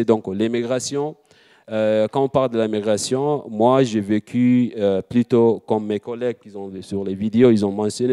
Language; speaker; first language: French; non-native, local second language; Arabic